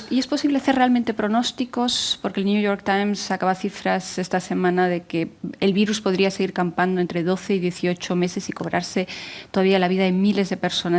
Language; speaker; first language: Spanish; native; Spanish